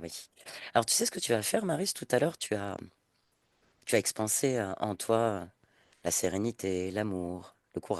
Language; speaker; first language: French; native; French